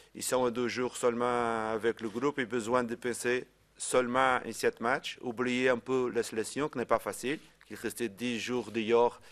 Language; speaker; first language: French; non-native, fluent; Portuguese